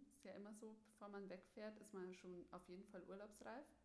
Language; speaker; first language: German; native; German